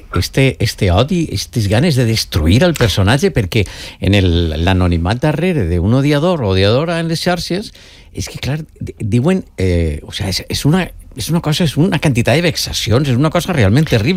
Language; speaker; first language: Catalan; native; Catalan